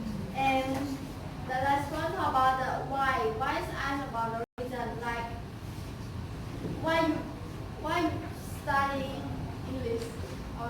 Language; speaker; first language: English; non-native, learner; Khmer